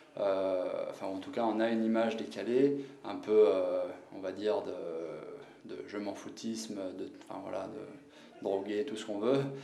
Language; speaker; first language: French; native; French